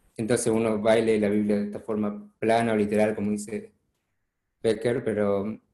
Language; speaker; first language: Spanish; native; Spanish